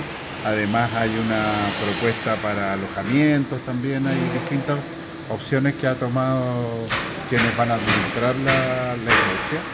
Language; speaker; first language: Spanish; native; Spanish